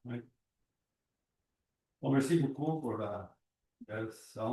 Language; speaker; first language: French; non-native, learner; Portuguese